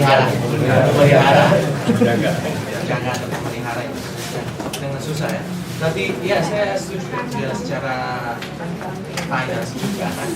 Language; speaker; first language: Indonesian; non-native, fluent; Japanese